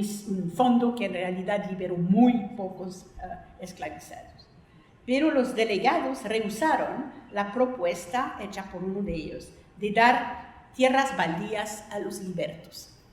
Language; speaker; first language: Spanish; non-native, fluent; French